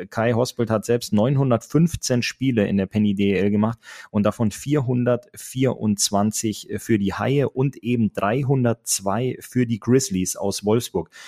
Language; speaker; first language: German; native; German